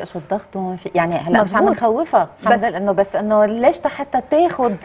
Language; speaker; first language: Arabic; native; Arabic